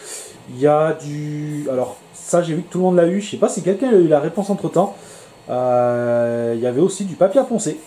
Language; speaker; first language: French; native; French